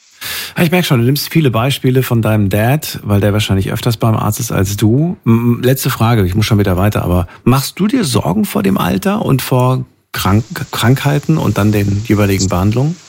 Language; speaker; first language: German; native; German